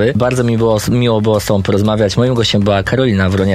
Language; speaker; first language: Polish; native; Polish